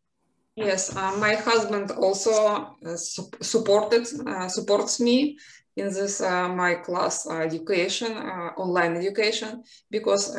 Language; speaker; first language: English; non-native, learner; Russian